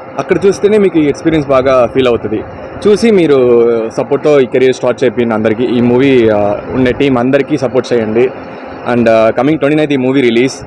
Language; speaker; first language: Telugu; non-native, fluent; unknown